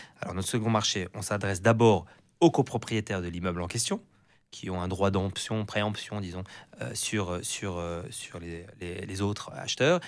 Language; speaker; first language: French; native; French